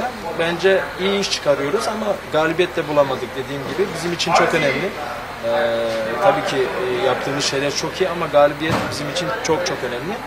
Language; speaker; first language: Turkish; early bilingual, heritage; Turkish